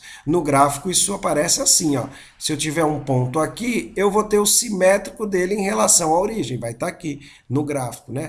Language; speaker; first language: Portuguese; native; Portuguese